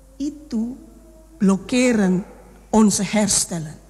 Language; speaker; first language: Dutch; non-native, fluent; Indonesian